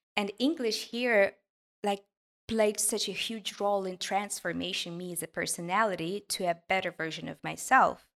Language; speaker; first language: English; non-native, fluent; Ukrainian